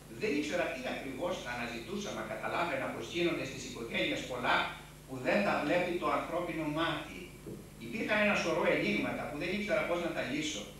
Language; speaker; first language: Greek; native; Greek